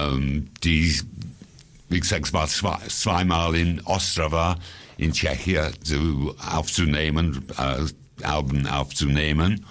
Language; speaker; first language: German; non-native, fluent; English